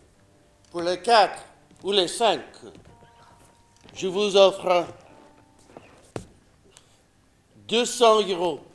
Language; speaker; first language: French; non-native, fluent; English